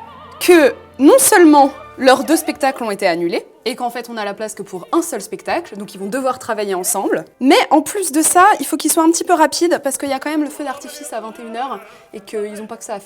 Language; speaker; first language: French; native; French